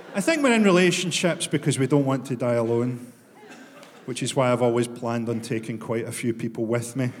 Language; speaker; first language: English; native; English